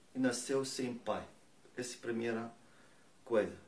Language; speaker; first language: Portuguese; non-native, learner; Persian